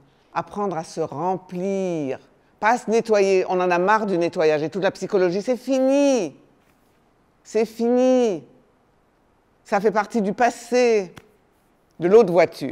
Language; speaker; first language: French; native; French